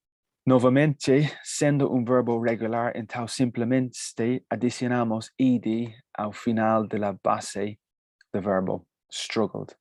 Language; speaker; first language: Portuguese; non-native, fluent; Spanish